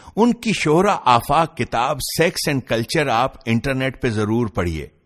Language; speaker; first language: Urdu; non-native, local second language; Punjabi